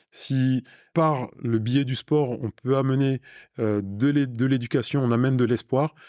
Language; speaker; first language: French; native; French